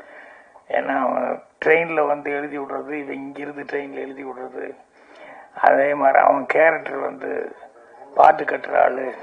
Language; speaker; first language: Tamil; native; Tamil